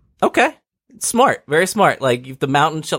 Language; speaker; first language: English; native; English